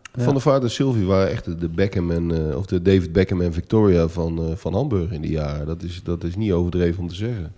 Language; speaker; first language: Dutch; native; Dutch